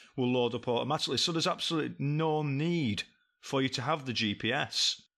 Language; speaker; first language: English; native; English